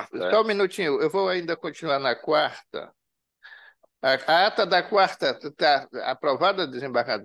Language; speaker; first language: Portuguese; native; Portuguese